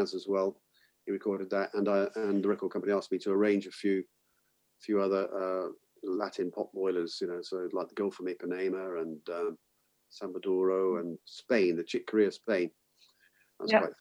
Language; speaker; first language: English; native; English